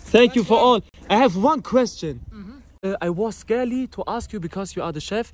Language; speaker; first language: English; non-native, learner; German